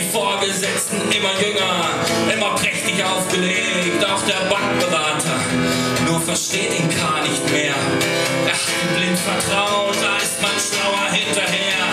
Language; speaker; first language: German; native; German